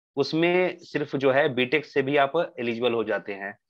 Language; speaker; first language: Hindi; native; Hindi